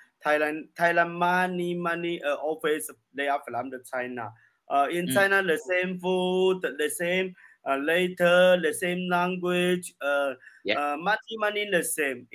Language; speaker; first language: English; non-native, learner; Chinese